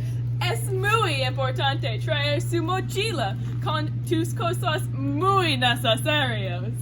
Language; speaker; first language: Spanish; non-native, learner; English